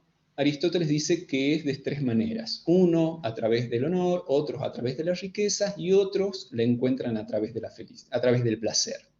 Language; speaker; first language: Spanish; native; Spanish